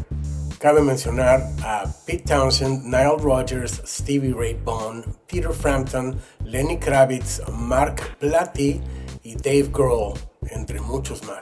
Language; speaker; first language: Spanish; native; Spanish